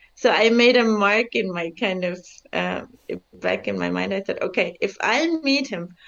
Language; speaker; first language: English; early bilingual, other home language; German